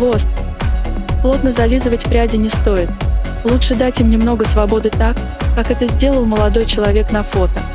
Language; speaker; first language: Russian; native; Russian